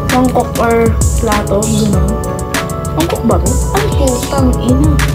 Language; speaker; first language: Filipino; non-native, local second language; Pampanga